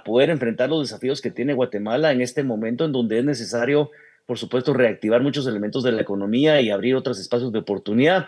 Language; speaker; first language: Spanish; native; Spanish